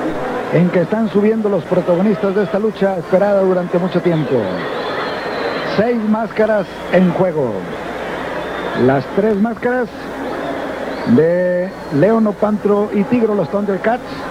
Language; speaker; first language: Spanish; native; Spanish